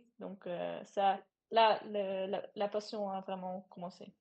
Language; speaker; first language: French; non-native, learner; Dutch